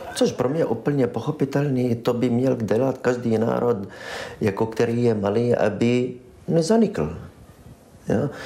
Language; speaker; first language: Czech; non-native, fluent; Hebrew